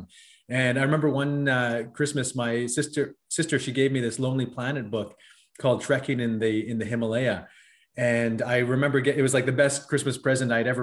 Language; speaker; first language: English; native; English